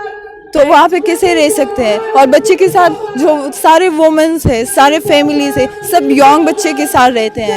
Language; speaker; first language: Hindi; non-native, fluent; Persian